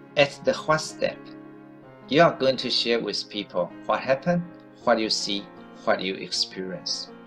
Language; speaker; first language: English; non-native, fluent; Chinese